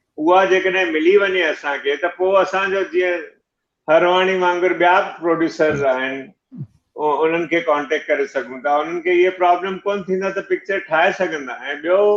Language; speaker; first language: Sindhi; early bilingual, heritage; Sindhi